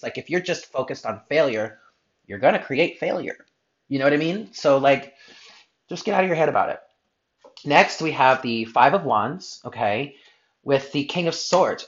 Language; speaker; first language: English; native; English